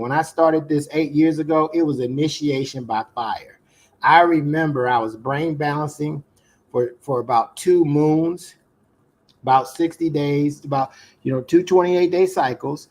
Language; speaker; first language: English; native; English